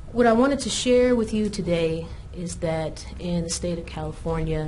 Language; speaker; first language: English; native; English